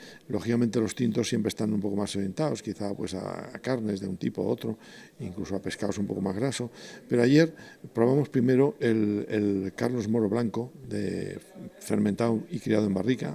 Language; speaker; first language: Spanish; native; Spanish